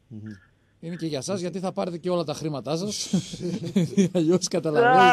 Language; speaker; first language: Greek; native; Greek